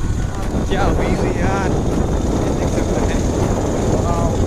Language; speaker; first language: Hindi; non-native, local second language; Karbi